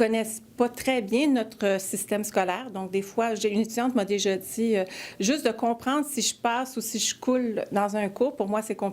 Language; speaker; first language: French; native; French